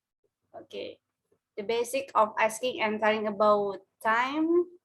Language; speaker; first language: English; non-native, learner; Indonesian